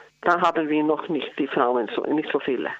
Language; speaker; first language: German; non-native, learner; Icelandic